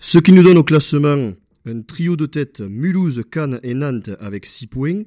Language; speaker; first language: French; native; French